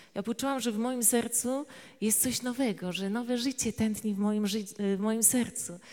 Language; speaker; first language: Polish; native; Polish